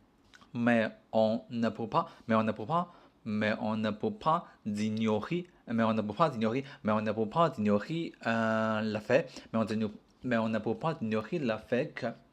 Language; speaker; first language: French; non-native, learner; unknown